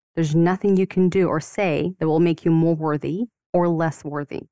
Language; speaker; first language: English; non-native, fluent; Ukrainian